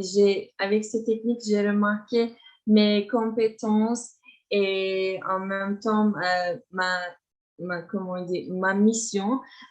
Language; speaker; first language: French; non-native, fluent; Turkish